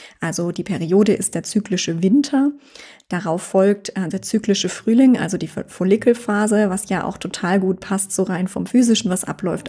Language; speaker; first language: German; native; German